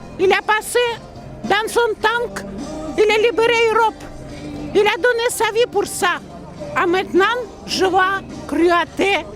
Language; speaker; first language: French; non-native, learner; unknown